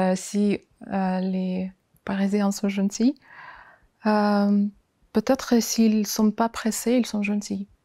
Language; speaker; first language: French; non-native, fluent; Ukrainian